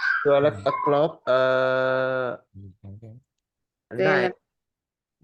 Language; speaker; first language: English; non-native, learner; Indonesian